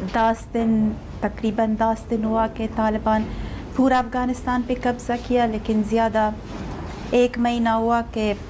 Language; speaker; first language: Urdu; non-native, fluent; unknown